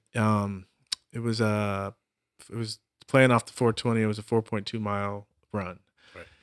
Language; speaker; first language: English; native; English